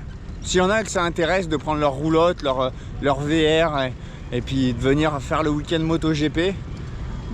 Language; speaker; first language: French; native; French